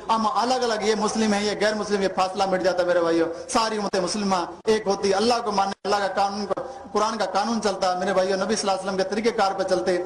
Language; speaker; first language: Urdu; non-native, local second language; Hindi